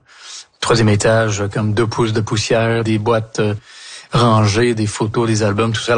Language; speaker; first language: French; native; French